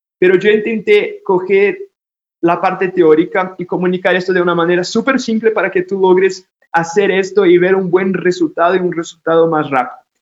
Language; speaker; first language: Spanish; non-native, fluent; Portuguese